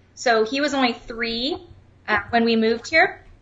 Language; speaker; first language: English; native; English